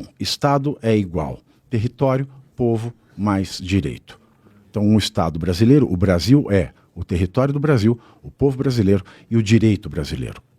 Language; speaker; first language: Portuguese; native; Portuguese